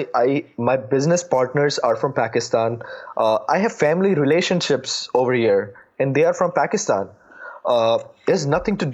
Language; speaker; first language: English; non-native, local second language; Gujarati